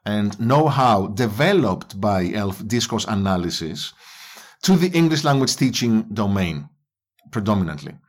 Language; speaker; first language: English; non-native, fluent; Greek